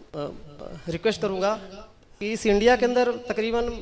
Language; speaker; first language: Hindi; native; Hindi